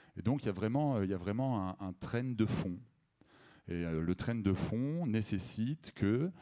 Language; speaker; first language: French; native; French